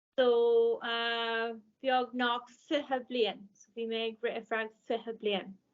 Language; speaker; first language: Irish; non-native, local second language; English